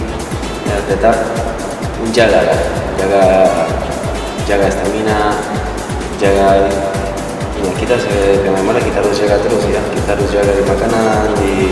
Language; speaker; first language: Indonesian; non-native, fluent; Spanish